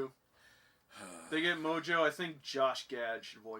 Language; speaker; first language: English; native; English